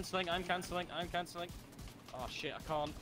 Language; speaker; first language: English; native; English